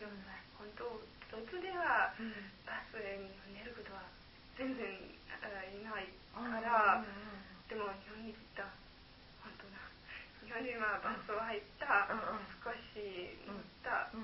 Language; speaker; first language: Japanese; non-native, learner; German